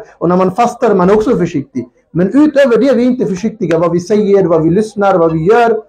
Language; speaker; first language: Swedish; non-native, local second language; Urdu